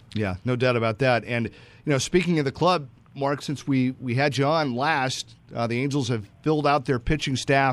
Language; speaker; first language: English; native; English